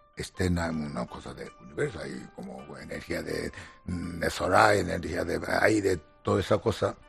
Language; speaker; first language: Spanish; non-native, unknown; Japanese